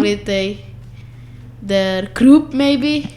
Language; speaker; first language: English; non-native, learner; Indonesian